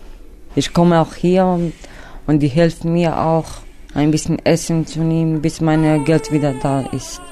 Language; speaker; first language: German; non-native, learner; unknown